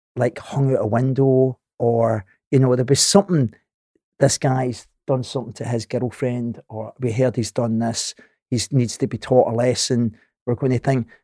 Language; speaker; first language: English; native; English